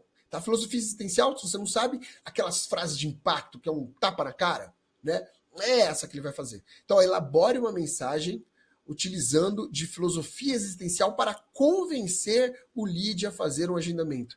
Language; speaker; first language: Portuguese; native; Portuguese